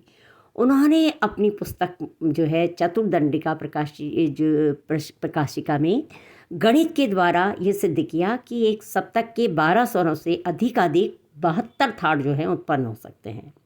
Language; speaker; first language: Hindi; native; Hindi